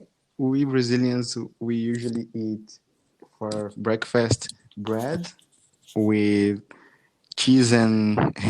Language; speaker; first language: English; non-native, fluent; Portuguese